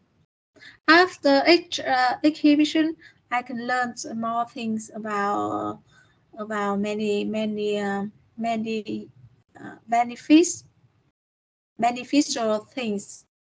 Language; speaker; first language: English; non-native, learner; Vietnamese